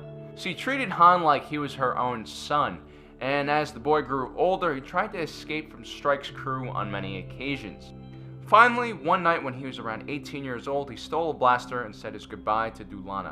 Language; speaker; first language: English; native; English